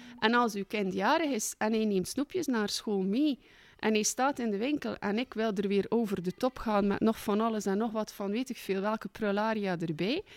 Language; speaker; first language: Dutch; native; Dutch